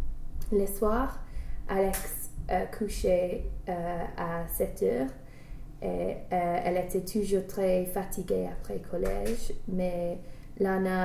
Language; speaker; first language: French; non-native, learner; English